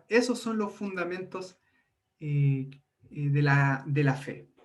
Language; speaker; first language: Spanish; native; Spanish